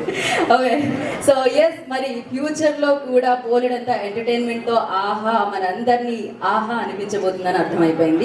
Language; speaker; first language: Telugu; native; Telugu